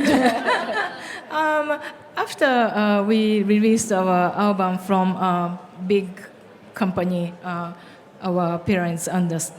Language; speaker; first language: English; non-native, learner; Japanese